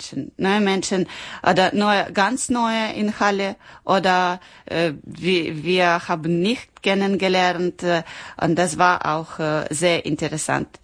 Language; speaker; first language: German; non-native, learner; Ukrainian